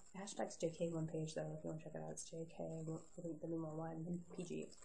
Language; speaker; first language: English; native; English